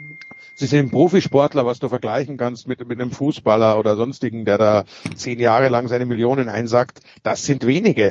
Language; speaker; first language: German; native; German